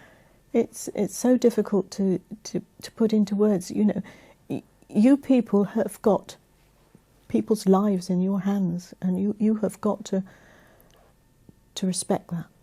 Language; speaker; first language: English; native; English